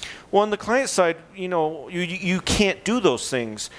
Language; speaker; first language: English; native; English